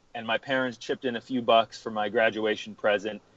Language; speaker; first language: English; native; English